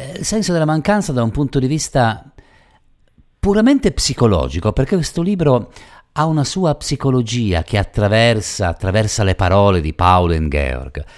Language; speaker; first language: Italian; native; Italian